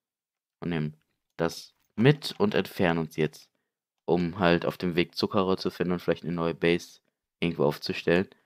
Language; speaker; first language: German; native; German